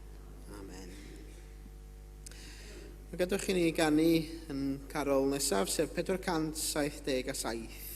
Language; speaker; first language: Welsh; native; Welsh